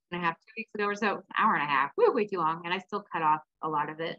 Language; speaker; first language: English; native; English